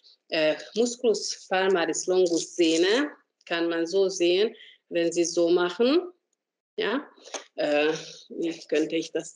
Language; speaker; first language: German; non-native, fluent; Hungarian